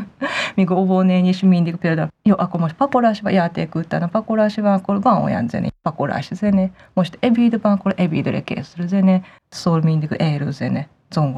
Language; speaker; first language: Hungarian; non-native, fluent; Japanese